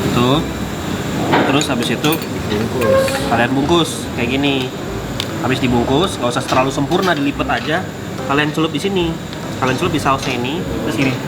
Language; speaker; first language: Indonesian; native; Indonesian